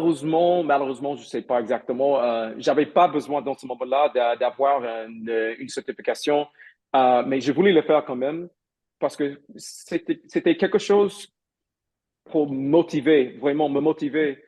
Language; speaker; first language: French; non-native, fluent; English